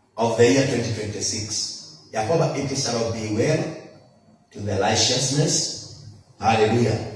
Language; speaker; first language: English; non-native, local second language; Swahili